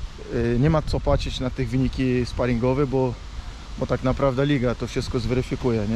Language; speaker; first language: Polish; non-native, fluent; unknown